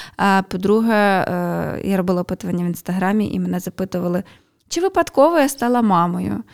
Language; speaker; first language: Ukrainian; native; Ukrainian